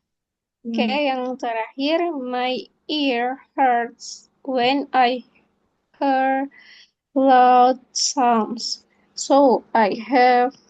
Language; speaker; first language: English; non-native, fluent; Indonesian